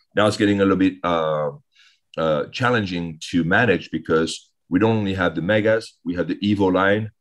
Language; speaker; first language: English; early bilingual, other home language; French